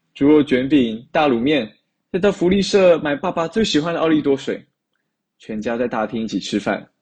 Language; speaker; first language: Chinese; native; Chinese